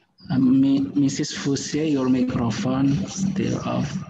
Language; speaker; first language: English; non-native, fluent; Indonesian